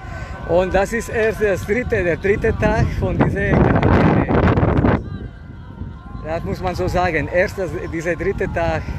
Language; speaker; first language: German; non-native, fluent; Spanish